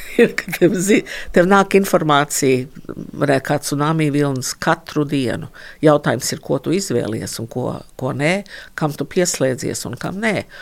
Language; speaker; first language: Latvian; early bilingual, heritage; Latvian